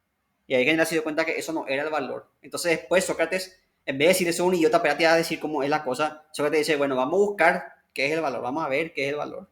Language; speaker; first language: Spanish; native; Spanish